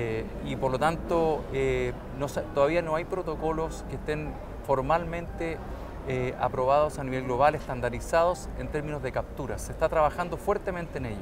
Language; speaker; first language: Spanish; native; Spanish